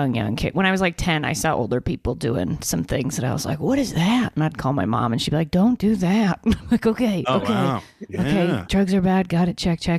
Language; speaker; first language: English; native; English